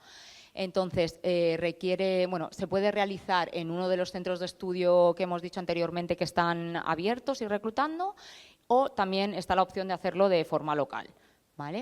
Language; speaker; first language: Spanish; native; Spanish